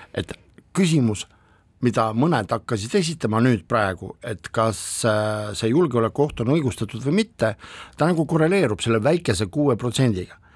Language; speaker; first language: Estonian; non-native, local second language; Russian